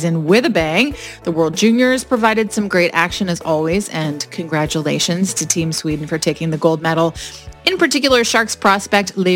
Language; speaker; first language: English; native; English